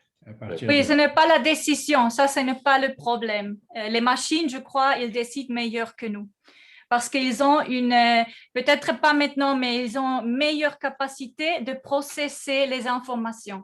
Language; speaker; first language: French; non-native, fluent; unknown